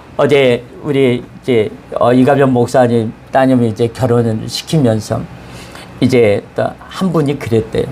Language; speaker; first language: Korean; native; Korean